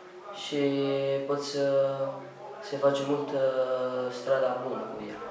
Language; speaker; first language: Romanian; non-native, learner; Italian